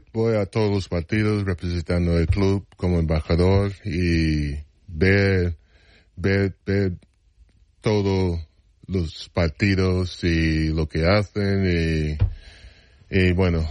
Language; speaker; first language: Spanish; non-native, fluent; English